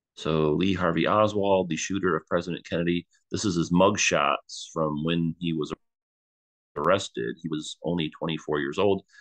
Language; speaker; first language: English; native; English